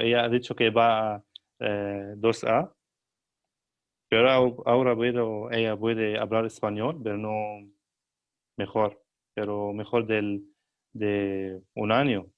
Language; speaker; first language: Spanish; non-native, learner; Arabic